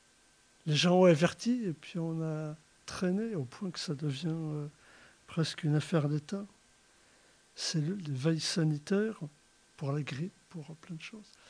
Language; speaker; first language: French; native; French